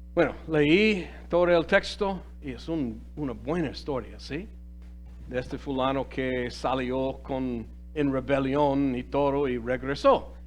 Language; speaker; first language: Spanish; non-native, fluent; English